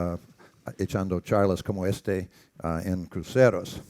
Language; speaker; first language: Spanish; non-native, learner; English